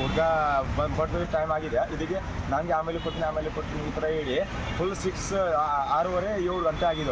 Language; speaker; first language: Kannada; non-native, learner; Nepali